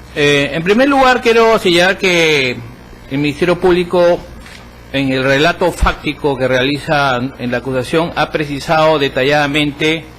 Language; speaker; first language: Spanish; native; Spanish